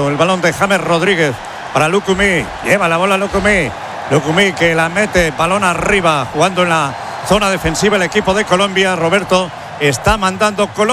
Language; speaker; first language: Spanish; native; Spanish